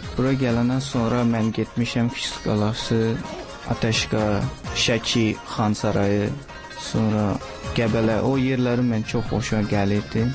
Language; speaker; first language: Azerbaijani; non-native, learner; Tamil